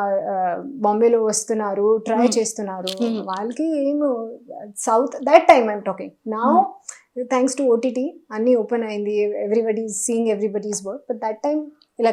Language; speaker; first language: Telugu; non-native, learner; Hindi